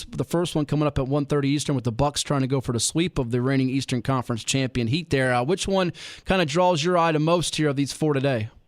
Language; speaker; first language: English; native; English